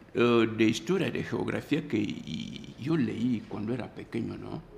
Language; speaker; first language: Spanish; non-native, local second language; Fang